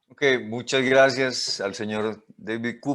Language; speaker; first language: Spanish; native; Spanish